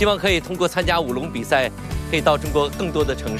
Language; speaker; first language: Chinese; native; Chinese